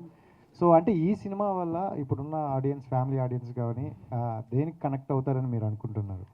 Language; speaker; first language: Telugu; native; Telugu